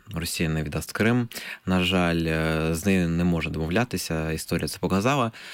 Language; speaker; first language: Ukrainian; non-native, local second language; Russian